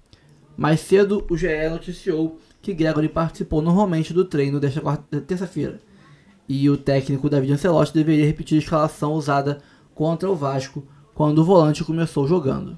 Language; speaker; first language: Portuguese; native; Portuguese